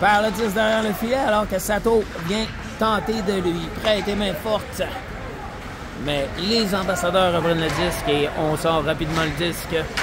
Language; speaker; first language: French; native; French